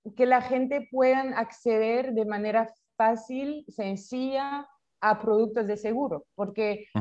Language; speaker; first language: Spanish; non-native, fluent; French